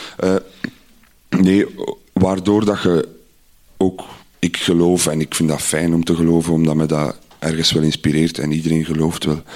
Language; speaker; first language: Dutch; native; Dutch